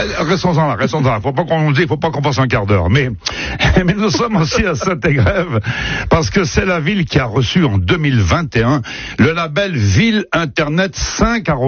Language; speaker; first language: French; native; French